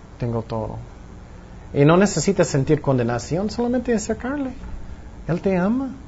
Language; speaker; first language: Spanish; non-native, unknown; English